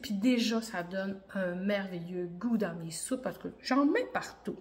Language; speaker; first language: French; native; French